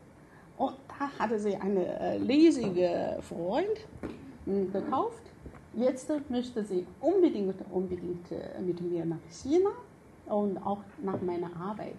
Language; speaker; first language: German; non-native, fluent; Chinese